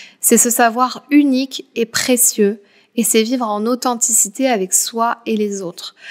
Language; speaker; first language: French; native; French